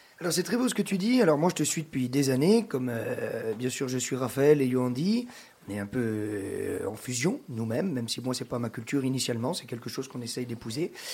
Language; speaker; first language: French; native; French